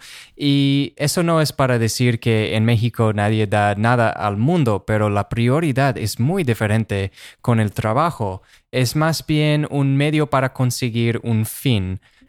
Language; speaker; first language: Spanish; non-native, fluent; English